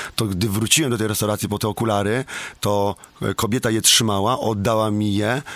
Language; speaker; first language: Polish; native; Polish